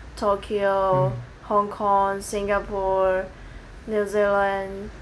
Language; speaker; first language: English; non-native, fluent; Chinese